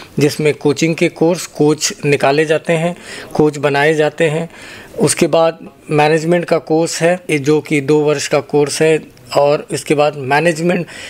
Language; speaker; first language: Hindi; native; Hindi